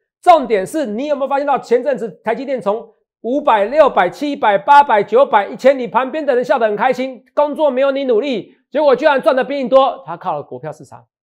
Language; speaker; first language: Chinese; native; Chinese